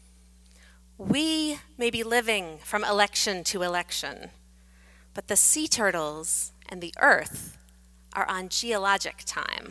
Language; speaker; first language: English; native; English